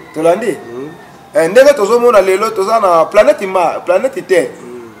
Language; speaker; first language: Lingala; non-native, local second language; Kongo